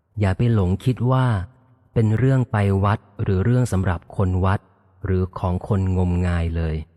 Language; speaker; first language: Thai; native; Thai